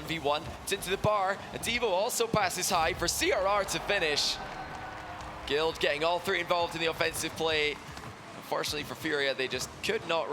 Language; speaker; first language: English; native; English